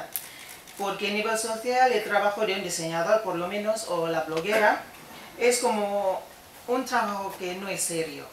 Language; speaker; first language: Spanish; non-native, fluent; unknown